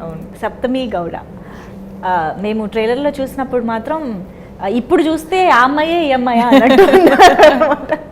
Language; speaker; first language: Telugu; native; Telugu